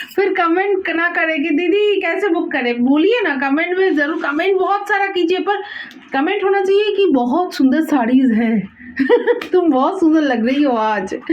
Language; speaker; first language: Hindi; non-native, local second language; Bangla